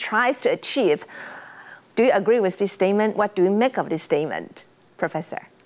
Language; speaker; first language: English; non-native, fluent; Chinese